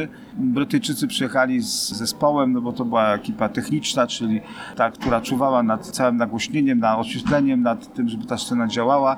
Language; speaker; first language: Polish; native; Polish